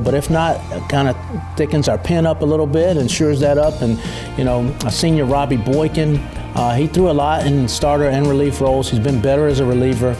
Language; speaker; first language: English; native; English